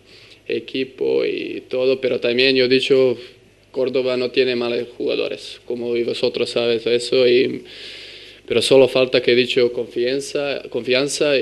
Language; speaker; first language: Spanish; non-native, learner; Serbian